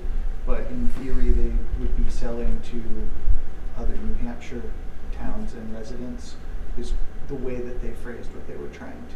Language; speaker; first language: English; native; English